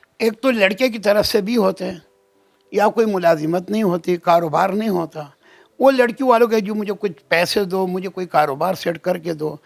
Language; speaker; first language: Urdu; non-native, local second language; Pashto